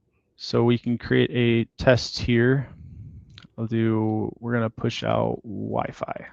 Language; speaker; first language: English; native; English